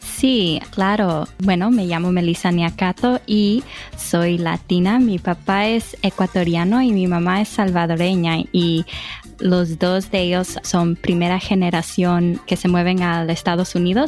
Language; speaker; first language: Spanish; early bilingual, heritage; English